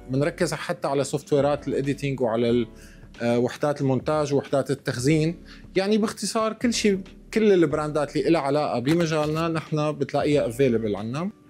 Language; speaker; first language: Arabic; native; Arabic